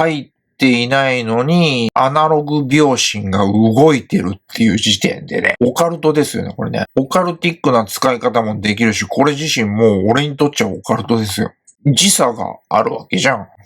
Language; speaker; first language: Japanese; native; Japanese